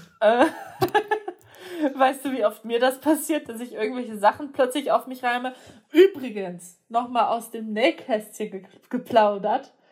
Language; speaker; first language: German; native; German